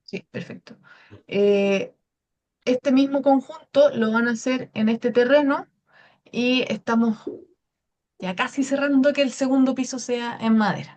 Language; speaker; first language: Spanish; native; Spanish